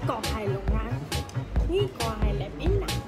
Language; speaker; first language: Cantonese; non-native, learner; Chinese